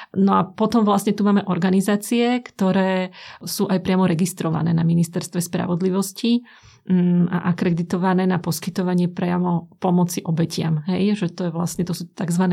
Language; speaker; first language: Slovak; native; Slovak